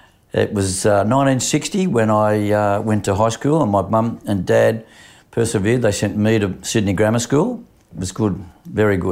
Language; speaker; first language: English; native; English